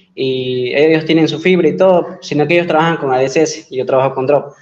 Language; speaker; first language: Spanish; native; Spanish